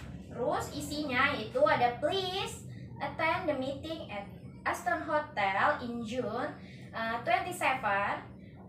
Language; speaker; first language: English; non-native, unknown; Indonesian